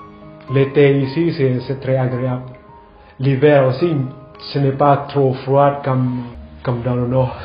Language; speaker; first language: French; non-native, fluent; Indonesian